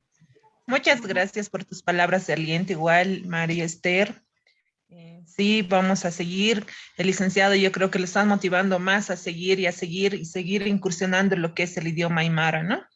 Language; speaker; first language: Spanish; native; Spanish